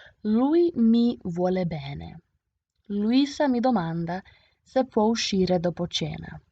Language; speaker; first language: Italian; non-native, fluent; English